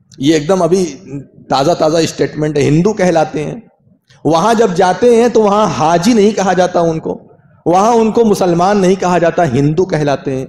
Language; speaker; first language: Urdu; native; Urdu